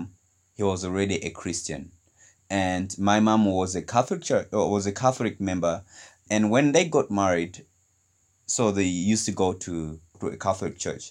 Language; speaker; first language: English; non-native, local second language; Nyanja